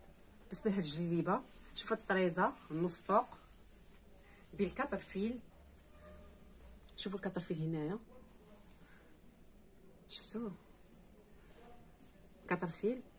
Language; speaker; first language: Arabic; native; Arabic